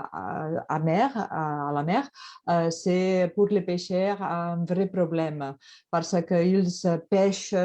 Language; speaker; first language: French; non-native, learner; Catalan